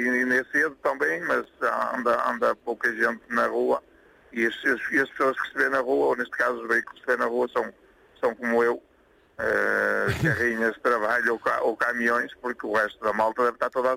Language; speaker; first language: Portuguese; native; Portuguese